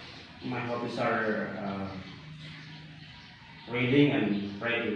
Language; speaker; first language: English; non-native, learner; Indonesian